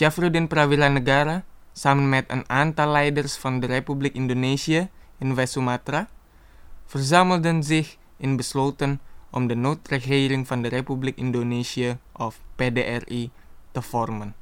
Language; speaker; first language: Dutch; non-native, fluent; Indonesian